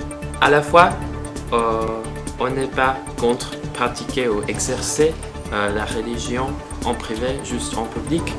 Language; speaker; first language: French; non-native, learner; English